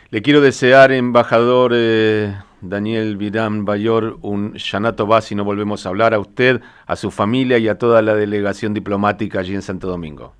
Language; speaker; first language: Spanish; native; Spanish